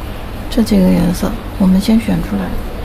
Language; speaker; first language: Chinese; native; Chinese